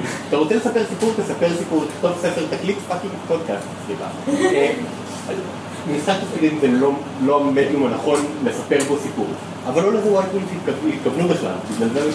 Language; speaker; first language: Hebrew; native; Hebrew